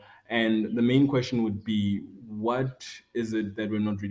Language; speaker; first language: English; non-native, local second language; Tswana